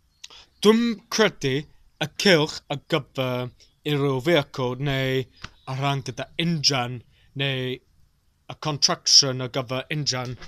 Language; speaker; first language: Welsh; non-native, learner; English